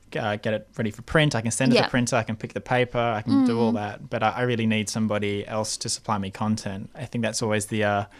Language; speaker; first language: English; native; English